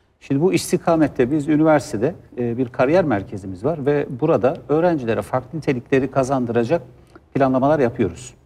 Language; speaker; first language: Turkish; native; Turkish